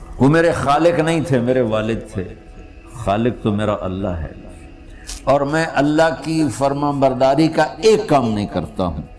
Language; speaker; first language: Urdu; non-native, local second language; Punjabi